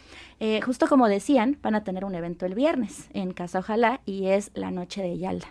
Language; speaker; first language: Spanish; native; Spanish